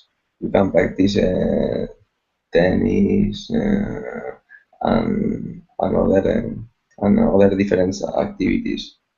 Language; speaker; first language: English; non-native, learner; Spanish